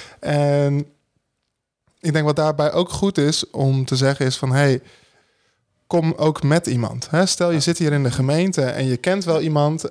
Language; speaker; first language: Dutch; native; Dutch